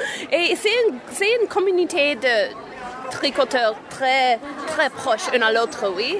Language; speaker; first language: French; non-native, learner; English